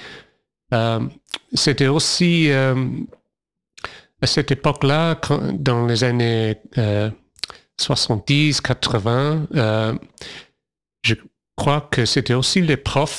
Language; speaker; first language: French; non-native, fluent; English